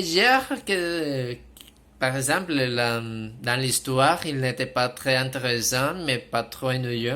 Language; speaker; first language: French; non-native, fluent; Spanish